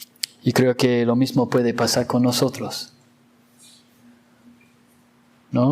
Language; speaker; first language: Spanish; non-native, fluent; English